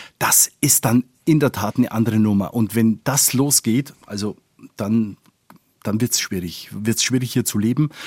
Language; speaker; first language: German; non-native, fluent; Spanish